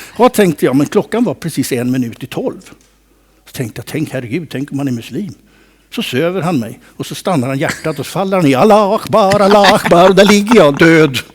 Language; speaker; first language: Swedish; native; Swedish